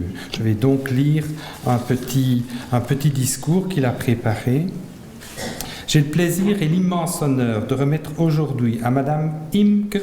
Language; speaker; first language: French; native; French